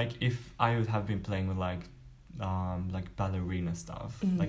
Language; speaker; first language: English; non-native, fluent; Hungarian